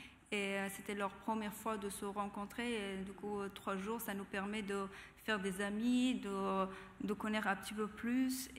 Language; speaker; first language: French; non-native, fluent; Persian